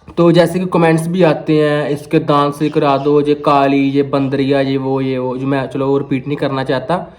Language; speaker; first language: Hindi; non-native, local second language; Punjabi